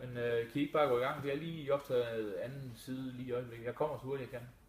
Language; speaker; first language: Danish; native; Danish